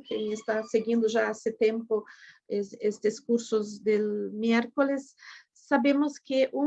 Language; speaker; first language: Spanish; non-native, fluent; Portuguese